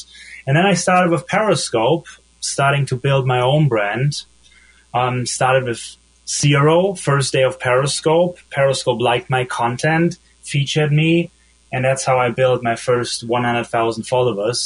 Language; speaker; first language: English; non-native, fluent; German